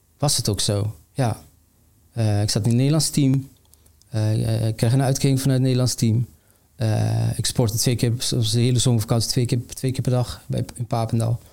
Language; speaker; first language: Dutch; early bilingual, other home language; Armenian